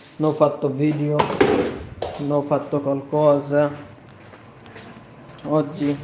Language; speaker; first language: Italian; non-native, learner; Bangla